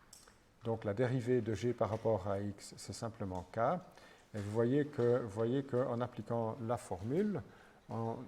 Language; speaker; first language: French; native; French